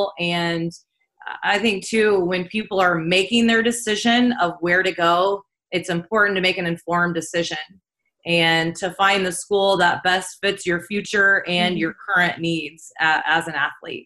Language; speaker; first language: English; native; English